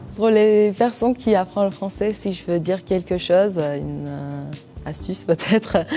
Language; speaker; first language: French; non-native, fluent; Persian